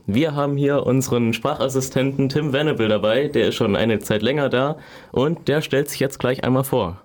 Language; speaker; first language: German; native; German